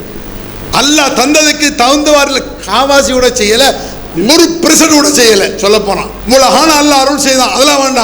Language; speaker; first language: Tamil; native; Tamil